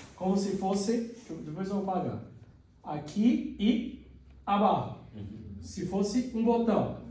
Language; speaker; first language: Spanish; non-native, fluent; Portuguese